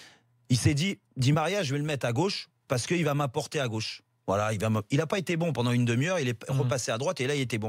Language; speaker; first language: French; native; French